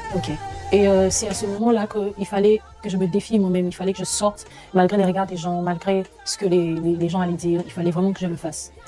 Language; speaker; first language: French; non-native, local second language; Lingala